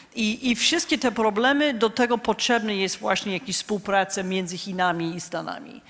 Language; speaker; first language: Polish; non-native, fluent; English